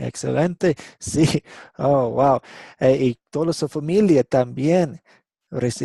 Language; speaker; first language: Spanish; non-native, fluent; English